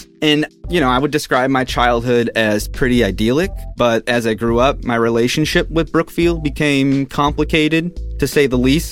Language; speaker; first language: English; native; English